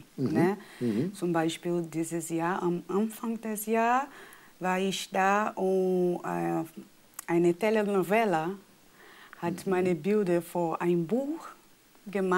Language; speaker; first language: German; non-native, fluent; Portuguese